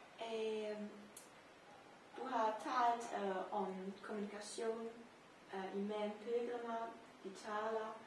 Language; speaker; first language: Danish; non-native, fluent; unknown